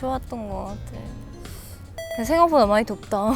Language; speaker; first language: Korean; non-native, fluent; Japanese